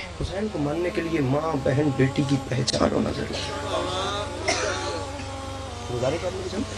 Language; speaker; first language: Urdu; native; Urdu